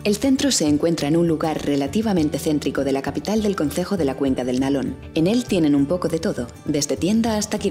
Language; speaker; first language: Spanish; native; Spanish